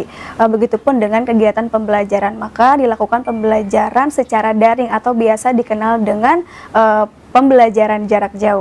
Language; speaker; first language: Indonesian; native; Indonesian